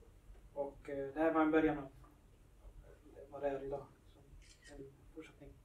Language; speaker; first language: Swedish; early bilingual, other home language; Somali